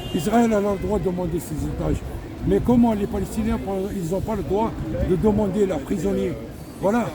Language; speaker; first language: French; non-native, local second language; Arabic